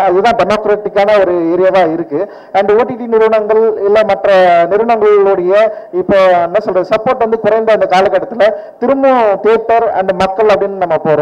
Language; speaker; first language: Tamil; native; Tamil